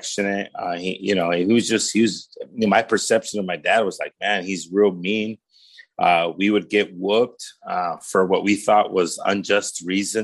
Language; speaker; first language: English; native; English